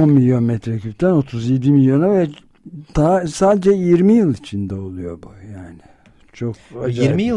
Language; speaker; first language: Turkish; native; Turkish